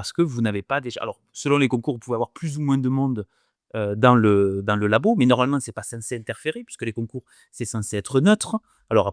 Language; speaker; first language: French; native; French